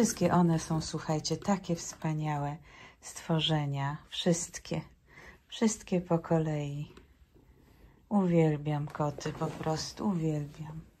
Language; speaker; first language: Polish; native; Polish